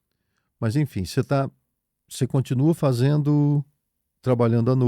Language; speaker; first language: Portuguese; native; Portuguese